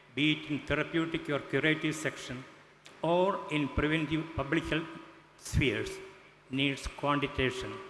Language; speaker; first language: English; non-native, local second language; Malayalam